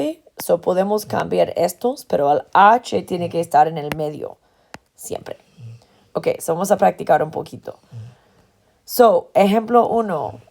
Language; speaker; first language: Spanish; non-native, fluent; English